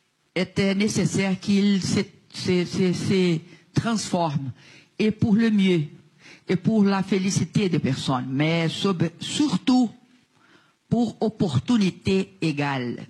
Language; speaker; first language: French; non-native, learner; Portuguese